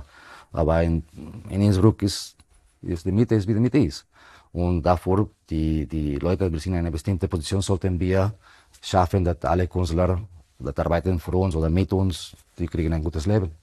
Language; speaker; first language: German; non-native, fluent; Spanish